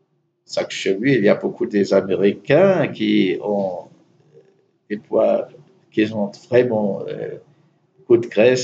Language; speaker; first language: French; non-native, fluent; German